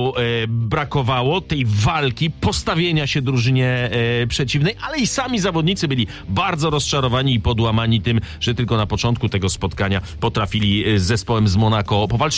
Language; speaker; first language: Polish; native; Polish